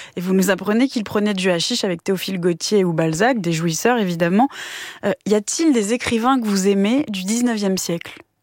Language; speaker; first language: French; native; French